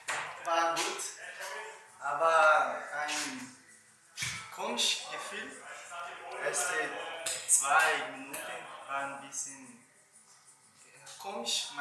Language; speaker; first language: German; non-native, learner; Portuguese